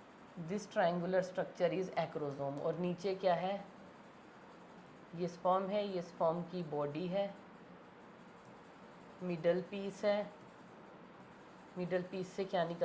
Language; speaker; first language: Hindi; native; Hindi